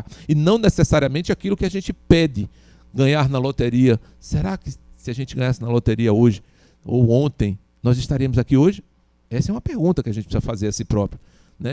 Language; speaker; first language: Portuguese; native; Portuguese